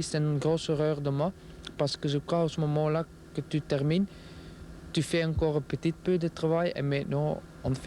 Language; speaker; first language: French; non-native, local second language; Dutch